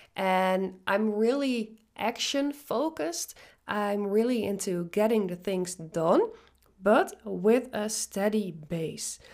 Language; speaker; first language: English; non-native, fluent; Dutch